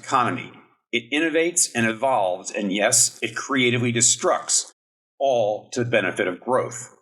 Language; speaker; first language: English; native; English